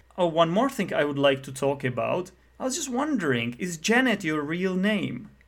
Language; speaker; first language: English; non-native, fluent; Czech